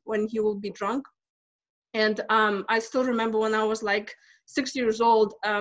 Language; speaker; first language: English; non-native, fluent; Lithuanian